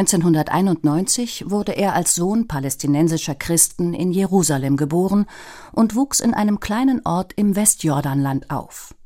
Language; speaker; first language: German; native; German